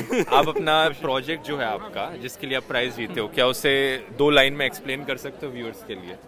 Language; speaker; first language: Hindi; native; Hindi